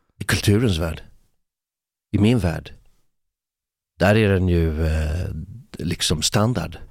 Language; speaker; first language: Swedish; native; Swedish